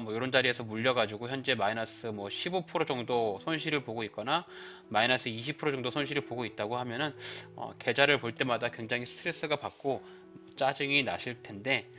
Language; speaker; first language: Korean; native; Korean